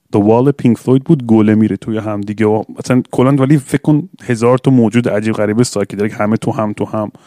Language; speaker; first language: Persian; early bilingual, other home language; English